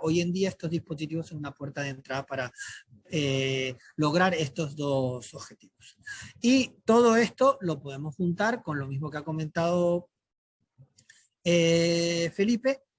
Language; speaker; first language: Spanish; native; Spanish